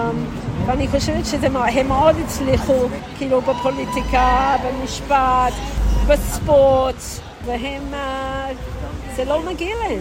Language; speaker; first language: Hebrew; non-native, fluent; English